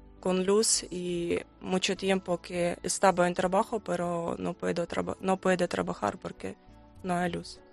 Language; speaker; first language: Spanish; non-native, learner; Ukrainian